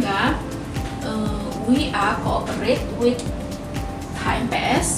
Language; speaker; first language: English; non-native, fluent; Indonesian